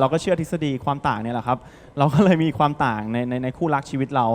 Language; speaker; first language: Thai; non-native, fluent; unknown